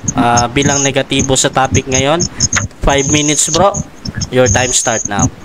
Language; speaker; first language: Filipino; non-native, local second language; Hiligaynon